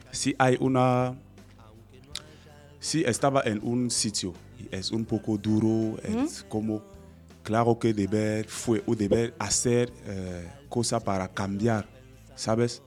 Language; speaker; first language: Spanish; non-native, learner; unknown